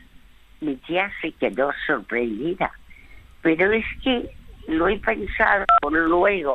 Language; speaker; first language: Spanish; early bilingual, other home language; French